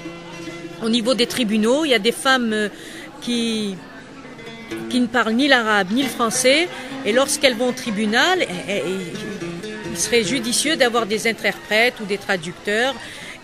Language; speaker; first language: French; non-native, local second language; Kabyle